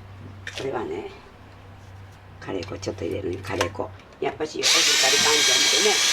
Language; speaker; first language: Japanese; native; Japanese